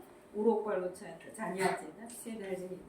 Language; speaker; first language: Russian; non-native, fluent; Korean